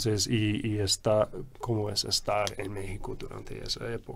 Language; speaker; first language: Spanish; non-native, fluent; English